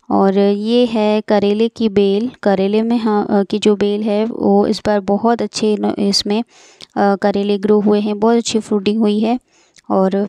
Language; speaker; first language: Hindi; native; Hindi